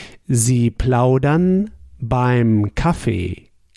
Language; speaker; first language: German; native; German